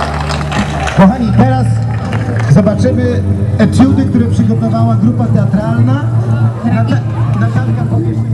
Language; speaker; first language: Polish; non-native, learner; Russian